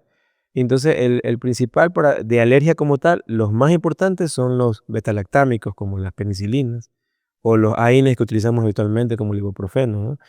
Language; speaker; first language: Spanish; native; Spanish